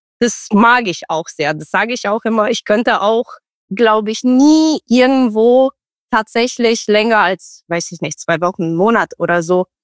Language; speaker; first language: German; non-native, fluent; Romanian